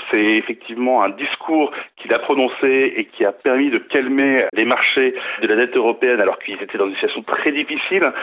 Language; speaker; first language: French; native; French